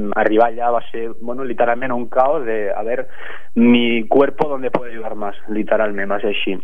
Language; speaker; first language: Spanish; non-native, local second language; Catalan